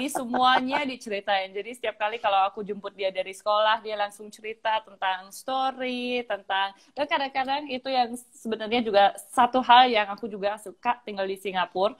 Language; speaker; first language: Indonesian; early bilingual, heritage; Indonesian